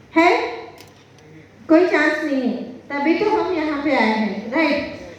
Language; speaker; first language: Hindi; non-native, local second language; Telugu